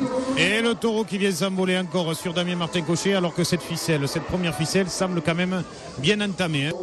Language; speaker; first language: French; native; French